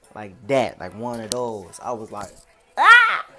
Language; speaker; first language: English; native; English